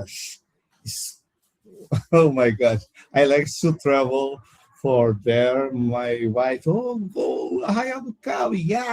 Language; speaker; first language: English; non-native, learner; Portuguese